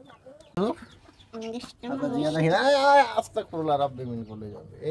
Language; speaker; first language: Arabic; non-native, learner; Bangla